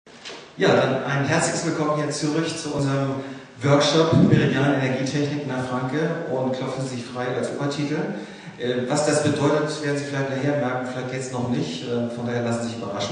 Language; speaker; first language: German; native; German